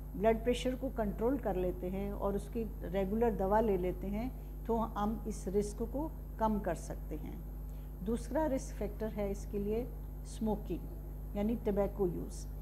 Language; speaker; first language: Hindi; native; Hindi